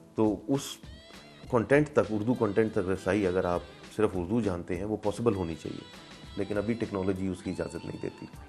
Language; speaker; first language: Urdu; native; Urdu